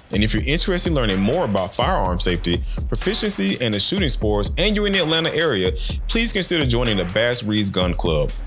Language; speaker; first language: English; native; English